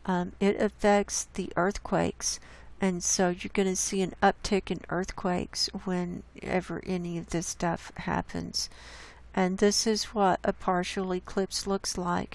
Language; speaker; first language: English; native; English